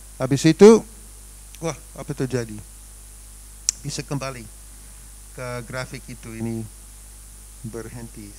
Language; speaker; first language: Indonesian; non-native, fluent; English